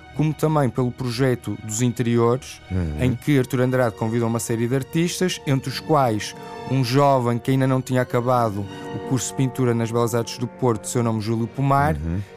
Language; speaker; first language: Portuguese; native; Portuguese